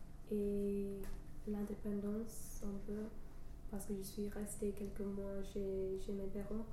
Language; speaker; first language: French; non-native, fluent; English